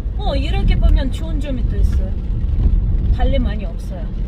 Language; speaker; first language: Korean; non-native, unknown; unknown